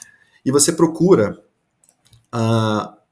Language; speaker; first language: Portuguese; native; Portuguese